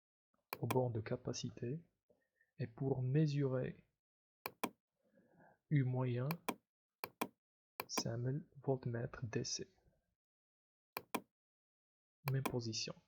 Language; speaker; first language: French; non-native, local second language; Arabic